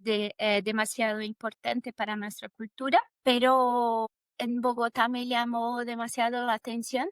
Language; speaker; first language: Spanish; non-native, fluent; Portuguese